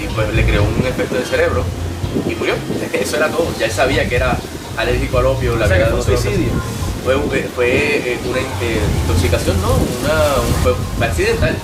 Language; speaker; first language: Spanish; native; Spanish